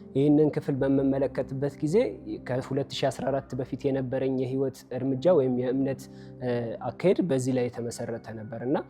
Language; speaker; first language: Amharic; native; Amharic